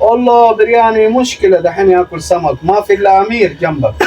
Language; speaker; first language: Arabic; non-native, learner; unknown